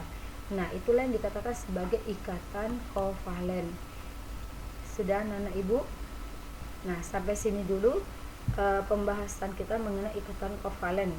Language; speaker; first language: Indonesian; native; Indonesian